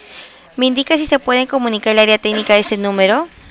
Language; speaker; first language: Spanish; native; Spanish